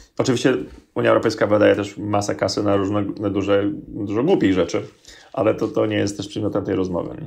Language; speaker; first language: Polish; native; Polish